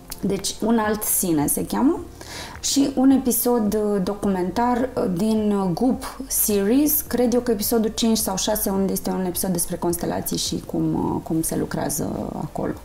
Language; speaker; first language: Romanian; native; Romanian